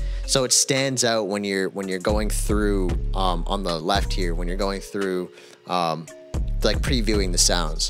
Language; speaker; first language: English; native; English